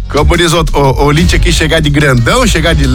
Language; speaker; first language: Portuguese; native; Portuguese